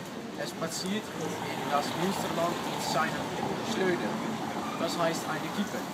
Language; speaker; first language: German; non-native, learner; Dutch